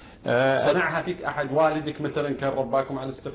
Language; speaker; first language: Arabic; native; Arabic